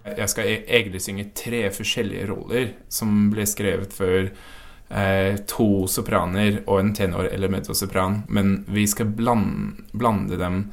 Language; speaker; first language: Norwegian; non-native, fluent; English